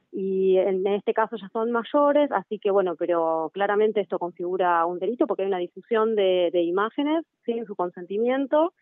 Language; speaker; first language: Spanish; native; Spanish